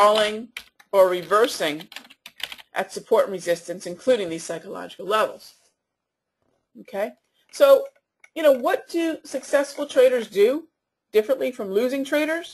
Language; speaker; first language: English; native; English